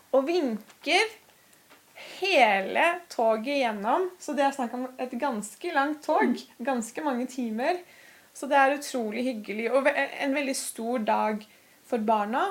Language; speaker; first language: Norwegian; native; Norwegian